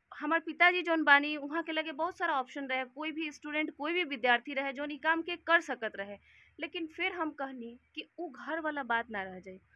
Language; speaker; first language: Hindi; native; Hindi